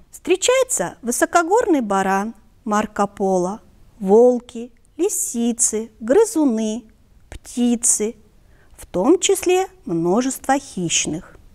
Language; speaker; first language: Russian; non-native, local second language; Kyrgyz